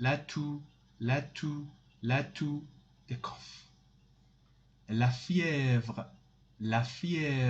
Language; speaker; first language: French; non-native, fluent; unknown